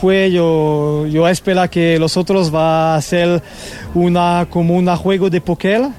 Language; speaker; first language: Spanish; non-native, learner; French